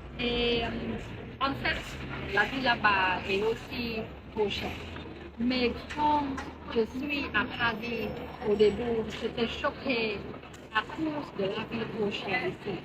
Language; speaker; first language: French; non-native, learner; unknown